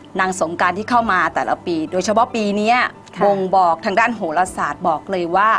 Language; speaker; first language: Thai; native; Thai